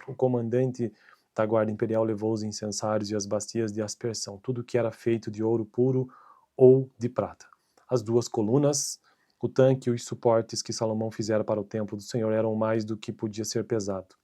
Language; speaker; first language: Portuguese; native; Portuguese